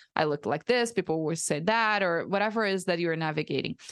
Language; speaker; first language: English; non-native, fluent; Portuguese